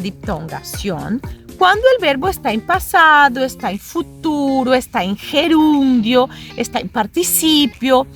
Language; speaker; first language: Spanish; non-native, fluent; Portuguese